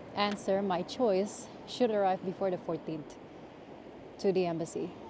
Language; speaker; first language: English; non-native, fluent; Indonesian